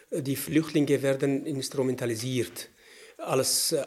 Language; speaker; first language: German; non-native, fluent; Arabic